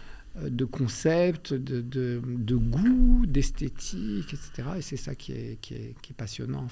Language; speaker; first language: French; early bilingual, other home language; Albanian